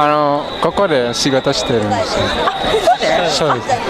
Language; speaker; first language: Japanese; non-native, learner; Indonesian